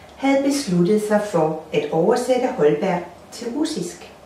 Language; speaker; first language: Danish; non-native, fluent; Russian